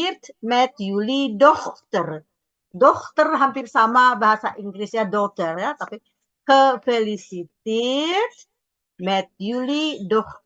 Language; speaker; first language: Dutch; non-native, fluent; Indonesian